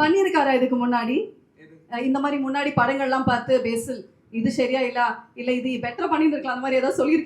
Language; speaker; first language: Tamil; native; Tamil